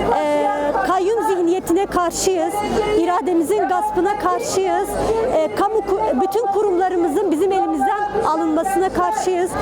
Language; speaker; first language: Turkish; non-native, local second language; Kurdish